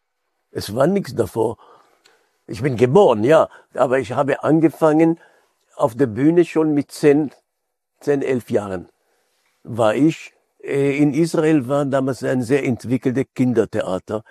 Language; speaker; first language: German; non-native, fluent; Hebrew